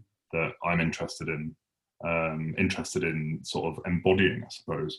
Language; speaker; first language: English; native; English